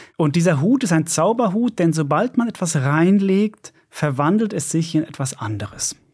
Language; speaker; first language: German; non-native, fluent; Swedish